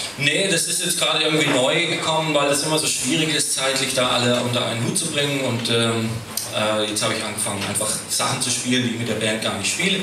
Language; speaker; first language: German; native; German